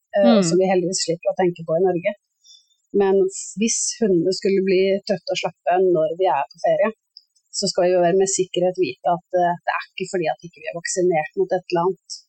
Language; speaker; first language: Norwegian; native; Norwegian